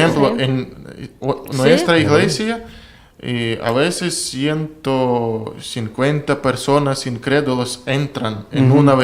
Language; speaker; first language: Spanish; non-native, learner; Russian